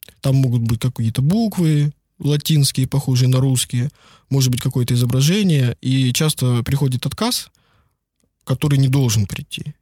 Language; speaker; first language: Russian; native; Russian